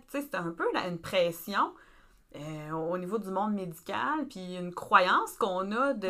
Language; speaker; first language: French; native; French